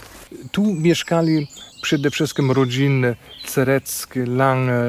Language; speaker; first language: Polish; non-native, fluent; German